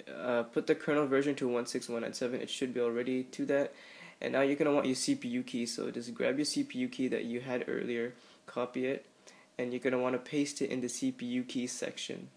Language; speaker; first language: English; native; English